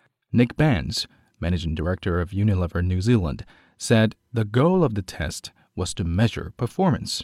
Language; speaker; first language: English; non-native, fluent; Chinese